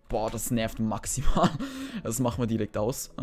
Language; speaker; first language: German; native; German